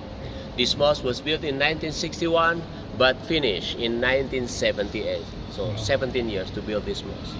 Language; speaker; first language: English; non-native, fluent; Indonesian